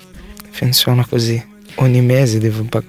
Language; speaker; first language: Italian; non-native, learner; Arabic